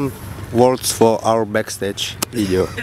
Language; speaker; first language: English; non-native, learner; Russian